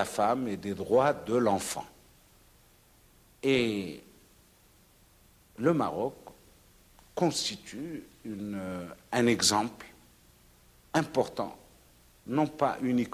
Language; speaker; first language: French; non-native, local second language; Arabic